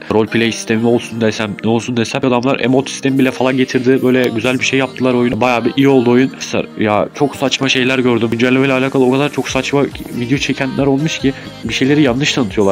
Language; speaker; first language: Turkish; native; Turkish